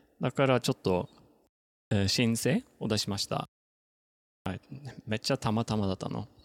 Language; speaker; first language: Japanese; non-native, fluent; Norwegian